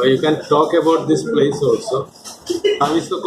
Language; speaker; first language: English; non-native, local second language; Malayalam